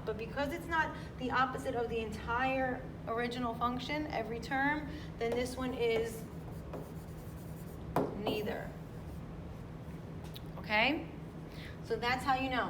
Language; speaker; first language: English; native; English